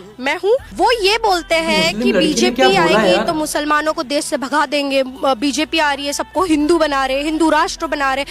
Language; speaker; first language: Hindi; native; Hindi